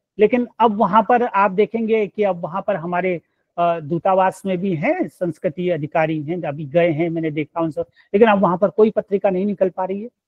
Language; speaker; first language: Hindi; native; Hindi